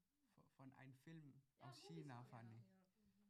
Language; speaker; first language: German; early bilingual, other home language; Chinese